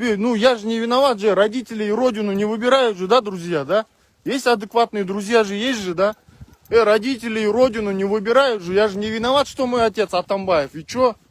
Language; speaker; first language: Russian; non-native, local second language; Kyrgyz